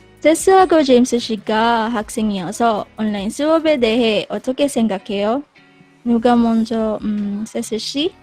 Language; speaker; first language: Korean; non-native, learner; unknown